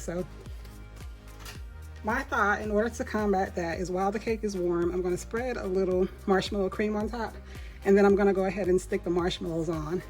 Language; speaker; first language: English; native; English